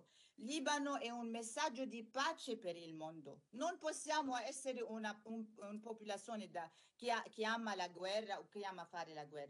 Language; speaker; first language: Italian; non-native, learner; Arabic